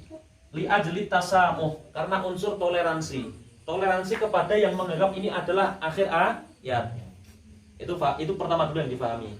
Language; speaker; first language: Indonesian; non-native, local second language; Javanese